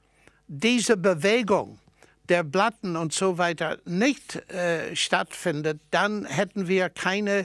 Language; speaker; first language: German; non-native, fluent; English